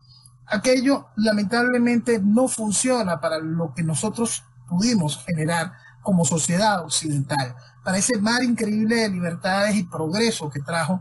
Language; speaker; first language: Spanish; native; Spanish